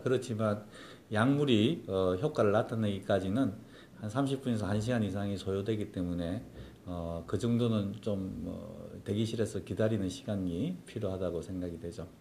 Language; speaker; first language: Korean; native; Korean